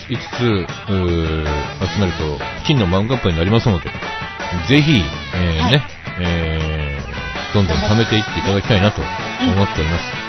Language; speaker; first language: Japanese; native; Japanese